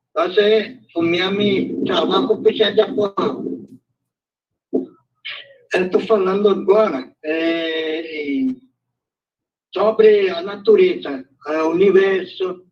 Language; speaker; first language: Portuguese; non-native, local second language; Guarani